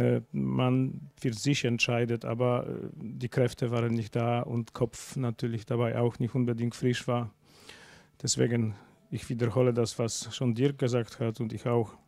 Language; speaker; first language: German; non-native, fluent; Polish